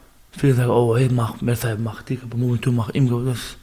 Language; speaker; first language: German; non-native, learner; Baluchi